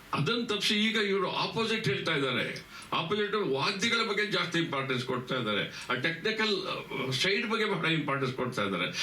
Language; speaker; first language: Kannada; native; Kannada